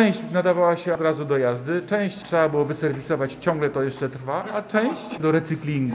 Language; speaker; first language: Polish; native; Polish